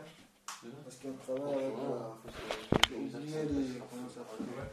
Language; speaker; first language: French; non-native, learner; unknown